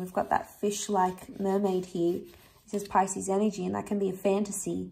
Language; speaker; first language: English; native; English